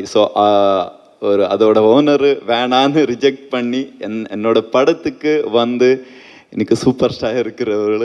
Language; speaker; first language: Tamil; non-native, fluent; Malayalam